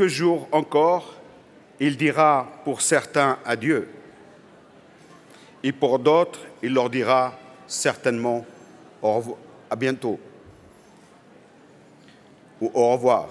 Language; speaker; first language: French; non-native, local second language; Arabic